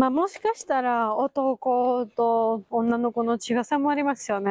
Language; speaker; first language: Japanese; non-native, learner; Georgian